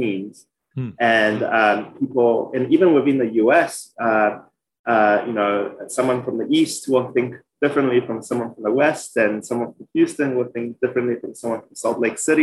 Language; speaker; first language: English; early bilingual, other home language; Chinese